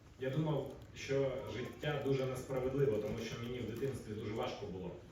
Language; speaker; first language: Ukrainian; non-native, local second language; Russian